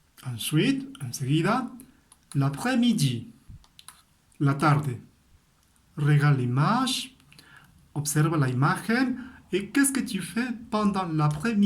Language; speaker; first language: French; non-native, fluent; Spanish